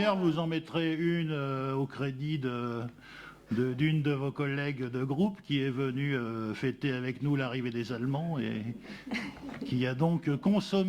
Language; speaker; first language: French; native; French